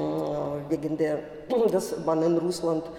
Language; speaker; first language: German; non-native, fluent; Russian